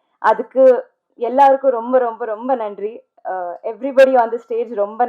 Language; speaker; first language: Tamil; non-native, learner; Telugu